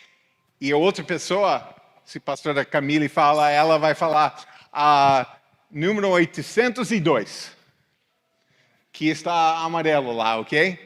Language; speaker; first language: Portuguese; non-native, fluent; English